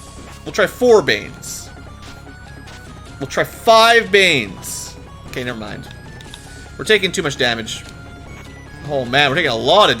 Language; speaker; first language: English; native; English